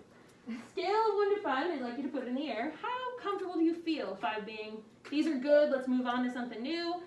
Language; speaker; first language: English; native; English